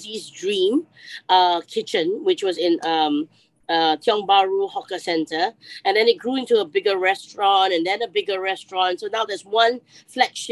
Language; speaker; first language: English; native; English